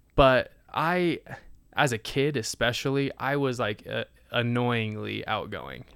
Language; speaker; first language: English; native; English